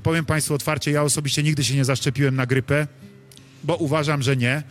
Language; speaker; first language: Polish; native; Polish